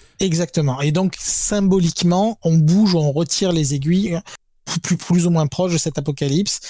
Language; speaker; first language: French; native; French